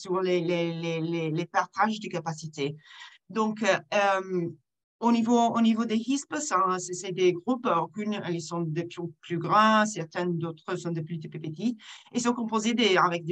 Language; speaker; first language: French; non-native, fluent; Italian